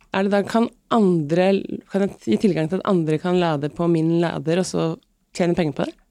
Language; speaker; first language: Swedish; native; Swedish